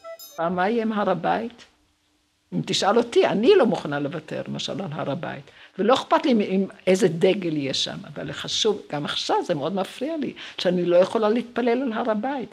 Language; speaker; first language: Hebrew; early bilingual, other home language; Romanian